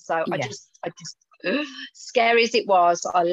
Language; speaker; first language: English; native; English